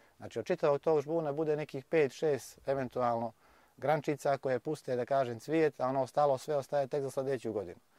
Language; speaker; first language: Bosnian; native; Bosnian